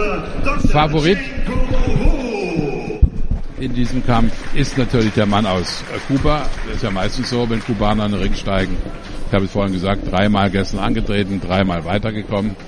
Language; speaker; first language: German; native; German